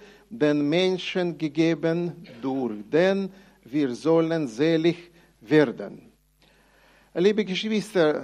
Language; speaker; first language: German; non-native, fluent; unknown